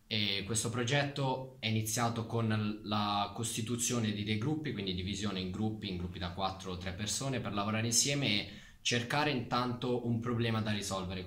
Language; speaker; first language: Italian; native; Italian